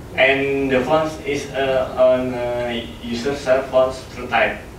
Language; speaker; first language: English; non-native, learner; Indonesian